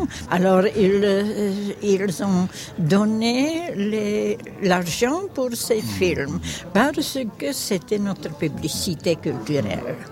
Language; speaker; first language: French; non-native, fluent; Czech